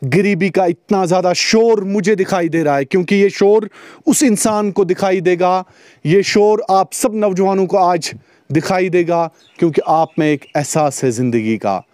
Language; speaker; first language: Hindi; non-native, local second language; Kashmiri